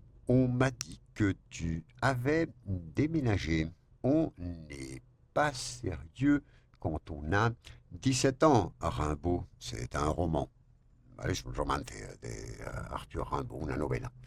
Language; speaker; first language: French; non-native, fluent; Spanish